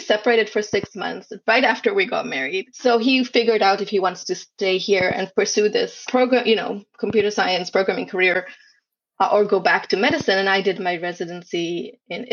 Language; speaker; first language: English; non-native, fluent; Hebrew